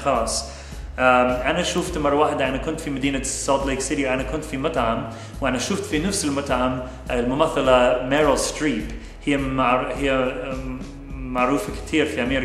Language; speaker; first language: Arabic; non-native, fluent; English